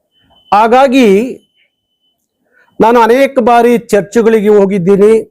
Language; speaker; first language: Kannada; native; Kannada